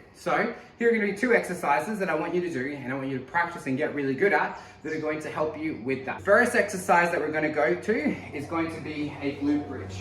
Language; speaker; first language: English; native; English